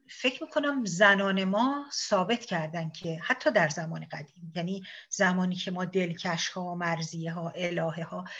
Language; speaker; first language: Persian; native; Persian